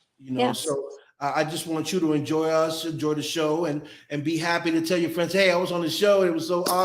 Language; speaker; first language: English; native; English